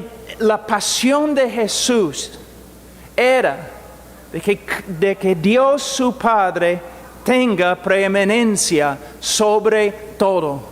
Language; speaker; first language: Spanish; non-native, fluent; English